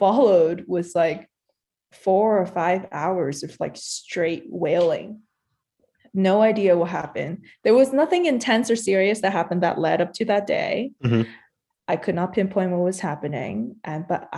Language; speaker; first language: English; non-native, local second language; Cantonese